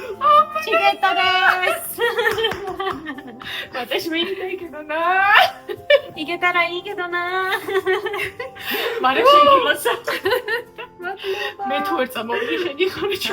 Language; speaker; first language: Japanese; non-native, fluent; Georgian